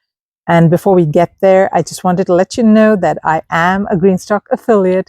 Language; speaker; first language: English; native; English